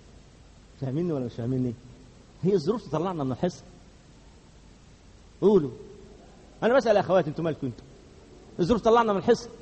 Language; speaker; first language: Arabic; native; Arabic